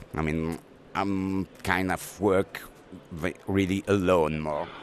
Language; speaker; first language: English; non-native, learner; French